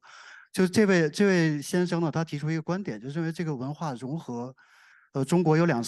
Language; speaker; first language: Chinese; native; Chinese